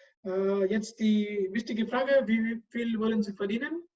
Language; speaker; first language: German; non-native, learner; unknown